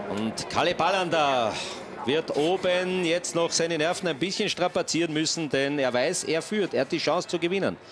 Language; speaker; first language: German; native; German